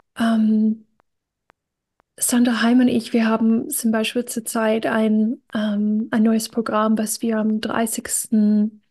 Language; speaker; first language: German; non-native, fluent; English